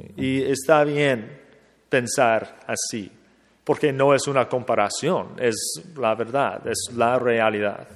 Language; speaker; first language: Spanish; non-native, fluent; English